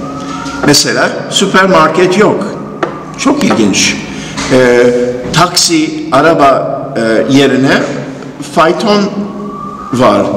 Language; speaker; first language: Turkish; non-native, fluent; English